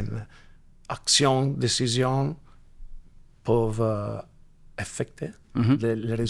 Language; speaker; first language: French; non-native, learner; Italian